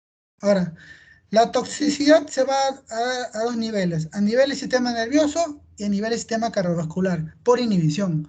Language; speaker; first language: Spanish; native; Spanish